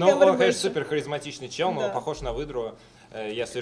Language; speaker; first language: Russian; native; Russian